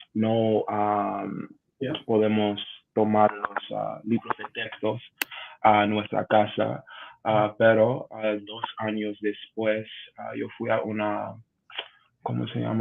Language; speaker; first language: Spanish; non-native, learner; English